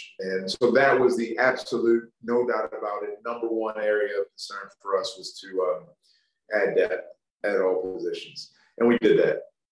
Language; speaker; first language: English; native; English